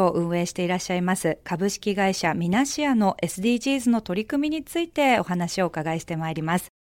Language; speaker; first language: Japanese; native; Japanese